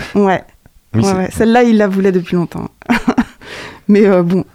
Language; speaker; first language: French; native; French